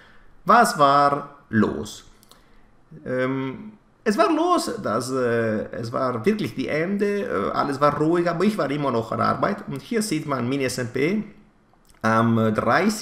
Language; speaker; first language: German; non-native, fluent; Italian